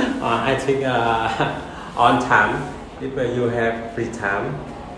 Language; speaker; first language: English; non-native, learner; Vietnamese